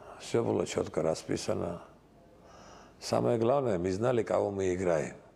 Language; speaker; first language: Russian; non-native, local second language; Georgian